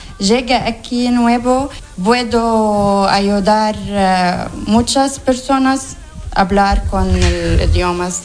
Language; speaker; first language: Spanish; non-native, learner; Arabic